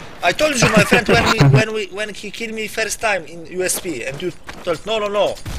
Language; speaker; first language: English; non-native, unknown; Polish